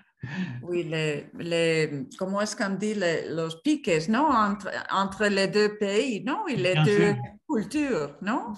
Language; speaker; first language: French; non-native, fluent; Spanish